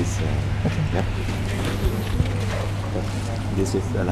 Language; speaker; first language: English; non-native, fluent; Thai